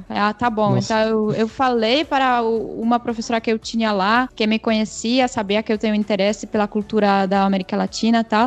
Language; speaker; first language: Portuguese; non-native, fluent; Czech